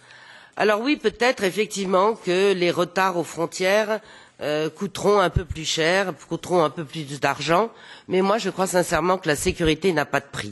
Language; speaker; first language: French; native; French